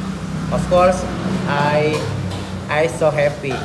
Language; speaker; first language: English; non-native, learner; Indonesian